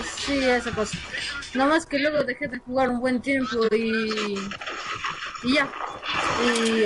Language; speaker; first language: Spanish; native; Spanish